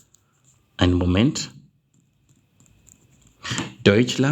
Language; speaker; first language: German; non-native, learner; English